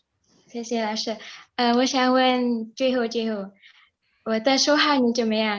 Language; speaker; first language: Chinese; non-native, learner; Indonesian